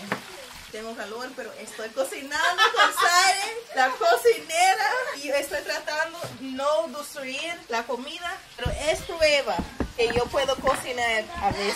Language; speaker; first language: Spanish; non-native, fluent; English